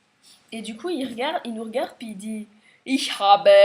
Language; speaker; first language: French; native; French